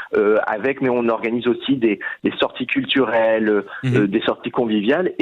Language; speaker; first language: French; native; French